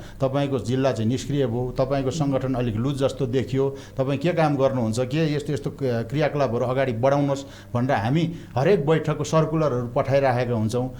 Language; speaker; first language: Nepali; non-native, local second language; Eastern Tamang